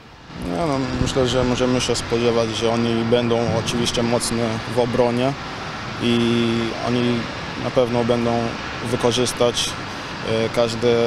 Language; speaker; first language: Polish; non-native, fluent; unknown